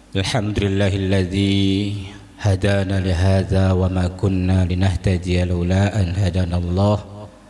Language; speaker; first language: Malay; non-native, local second language; Achinese